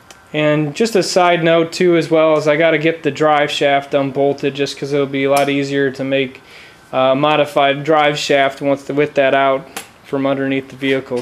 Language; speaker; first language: English; native; English